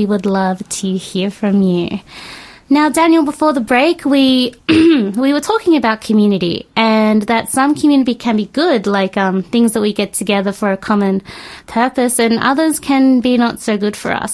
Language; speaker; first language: English; native; English